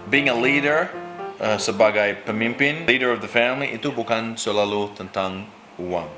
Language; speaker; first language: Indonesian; non-native, learner; English